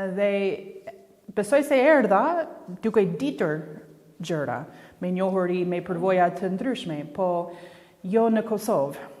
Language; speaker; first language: Albanian; non-native, fluent; English